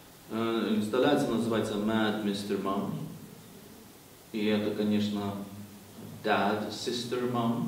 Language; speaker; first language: Russian; non-native, fluent; Swedish